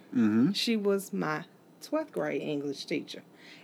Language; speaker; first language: English; native; English